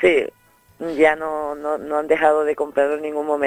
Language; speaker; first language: Spanish; native; Spanish